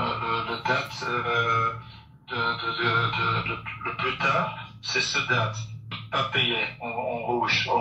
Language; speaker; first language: French; non-native, local second language; Dutch